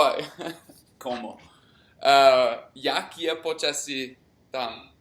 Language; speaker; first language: Czech; non-native, learner; English